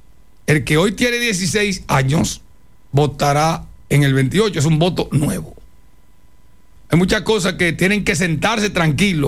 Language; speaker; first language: Spanish; native; Spanish